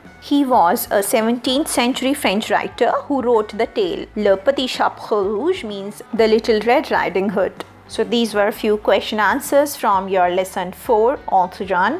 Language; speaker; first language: English; non-native, local second language; Hindi